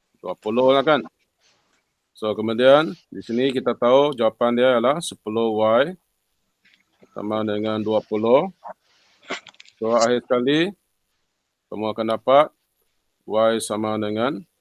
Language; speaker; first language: Malay; non-native, local second language; Chinese